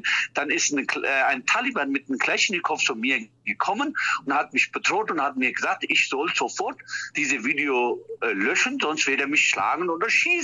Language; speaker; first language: German; non-native, fluent; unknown